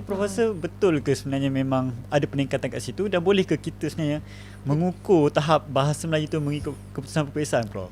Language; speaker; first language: Malay; native; Malay